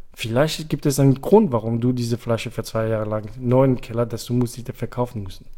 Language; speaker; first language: German; non-native, fluent; French